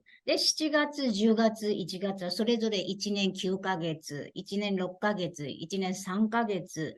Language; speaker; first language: Japanese; non-native, fluent; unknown